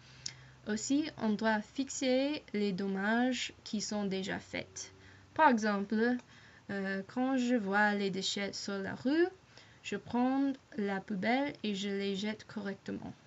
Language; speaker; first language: French; non-native, learner; English